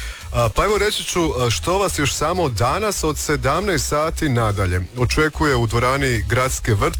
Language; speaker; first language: Serbian; native; Serbian